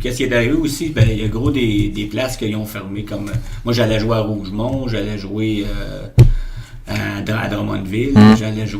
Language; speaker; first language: French; native; French